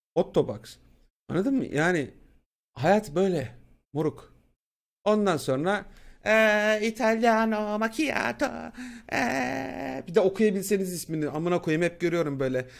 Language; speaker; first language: Turkish; native; Turkish